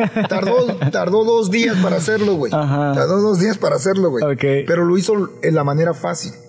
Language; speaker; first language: Spanish; early bilingual, heritage; Spanish